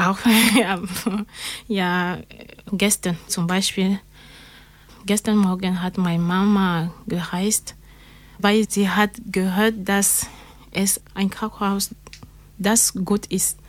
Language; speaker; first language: German; non-native, learner; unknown